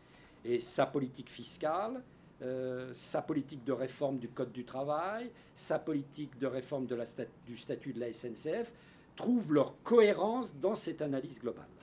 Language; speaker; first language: French; native; French